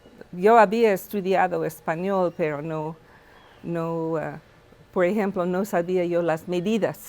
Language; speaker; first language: Spanish; non-native, fluent; English